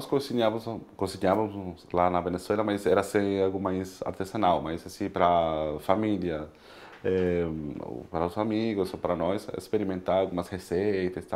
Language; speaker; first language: Portuguese; non-native, fluent; Spanish